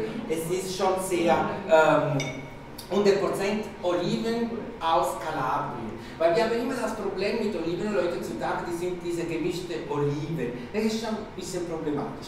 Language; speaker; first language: German; non-native, fluent; Italian